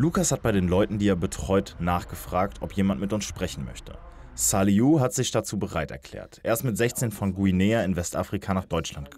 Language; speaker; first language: German; native; German